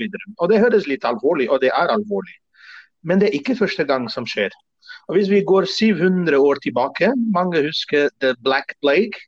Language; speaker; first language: Norwegian; non-native, fluent; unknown